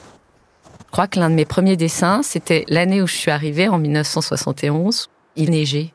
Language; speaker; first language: French; early bilingual, heritage; French